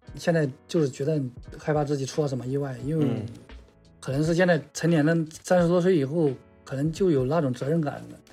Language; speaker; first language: Chinese; native; Chinese